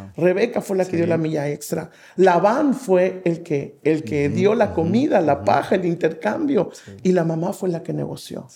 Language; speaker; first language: Spanish; native; Spanish